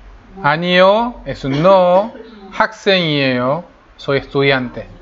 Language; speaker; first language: Spanish; non-native, fluent; Korean